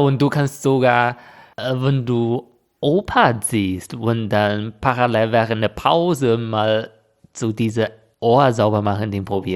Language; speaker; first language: German; non-native, fluent; Chinese